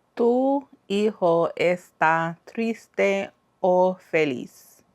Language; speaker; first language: Spanish; non-native, learner; English